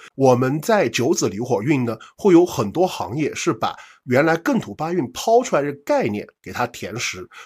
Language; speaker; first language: Chinese; native; Chinese